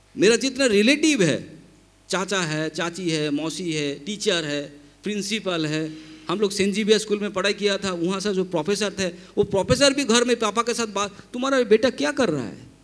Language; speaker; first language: Hindi; non-native, local second language; Bangla